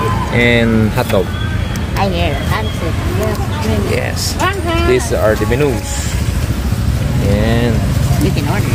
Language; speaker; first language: English; non-native, learner; Filipino